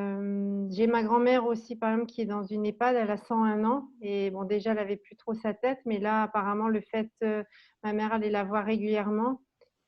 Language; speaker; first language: French; native; French